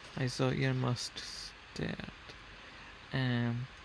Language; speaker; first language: German; non-native, learner; English